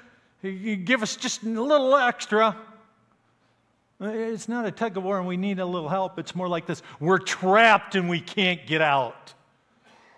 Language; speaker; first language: English; native; English